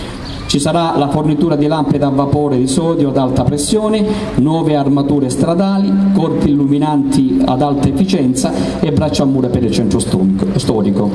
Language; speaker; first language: Italian; native; Italian